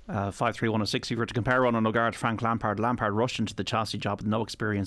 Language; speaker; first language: English; native; English